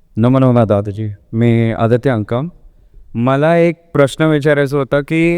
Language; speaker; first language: Marathi; non-native, local second language; Telugu